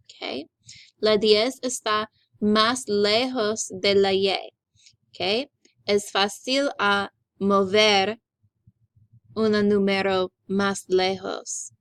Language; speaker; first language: Spanish; non-native, learner; English